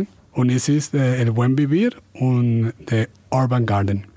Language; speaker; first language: German; non-native, fluent; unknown